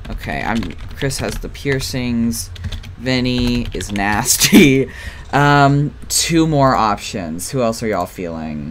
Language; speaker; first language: English; native; English